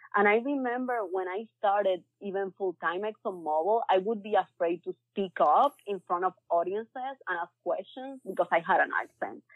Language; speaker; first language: English; early bilingual, other home language; Spanish